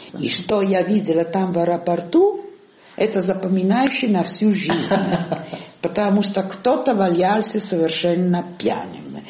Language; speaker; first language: Russian; non-native, fluent; Italian